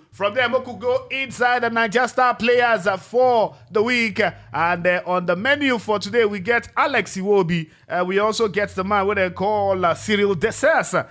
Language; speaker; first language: Nigerian Pidgin; native; Nigerian Pidgin